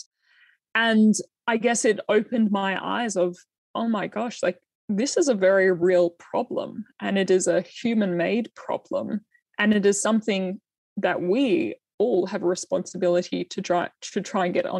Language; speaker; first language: English; native; English